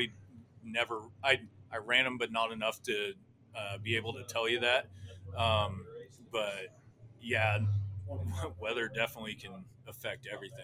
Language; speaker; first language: English; native; English